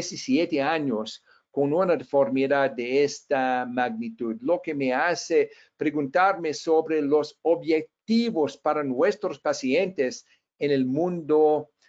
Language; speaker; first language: Spanish; non-native, fluent; English